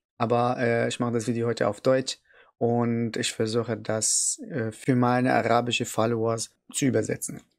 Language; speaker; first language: German; non-native, learner; Arabic